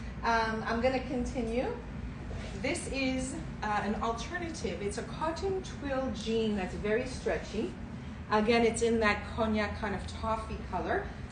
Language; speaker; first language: English; native; English